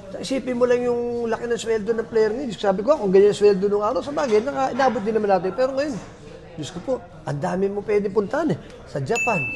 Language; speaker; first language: Filipino; native; Filipino